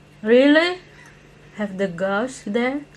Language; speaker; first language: English; non-native, learner; Indonesian